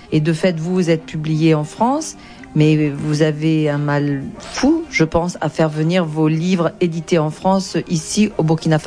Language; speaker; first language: French; native; French